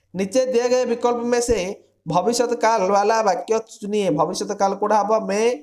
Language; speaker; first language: Hindi; non-native, local second language; Odia